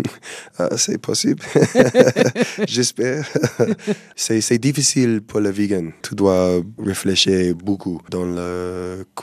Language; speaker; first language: French; non-native, learner; English